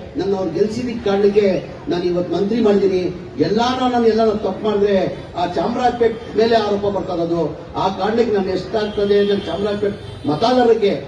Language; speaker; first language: Kannada; non-native, local second language; Urdu